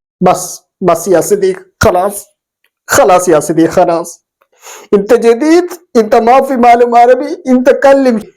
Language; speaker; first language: Arabic; non-native, learner; Malayalam